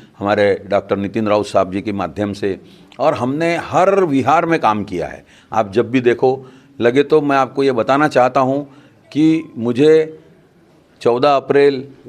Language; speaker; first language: Hindi; non-native, local second language; Sindhi